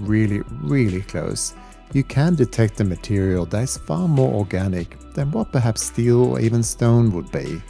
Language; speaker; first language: English; native; English